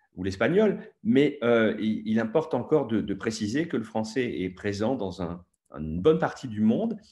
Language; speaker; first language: French; native; French